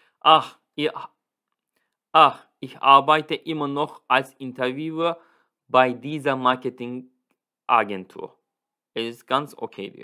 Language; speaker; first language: German; non-native, fluent; Turkish